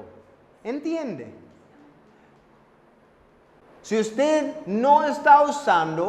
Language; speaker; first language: Spanish; non-native, fluent; English